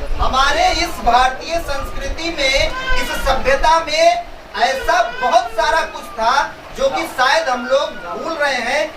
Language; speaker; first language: Hindi; native; Hindi